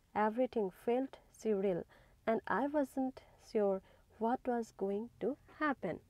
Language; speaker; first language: English; non-native, local second language; Assamese